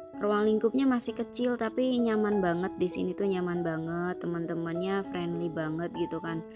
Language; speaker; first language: Indonesian; native; Indonesian